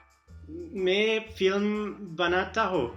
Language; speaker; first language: Hindi; non-native, learner; Portuguese